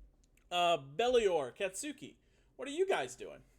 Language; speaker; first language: English; native; English